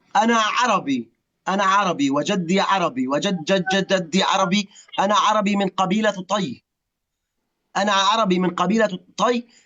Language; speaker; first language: Arabic; native; Arabic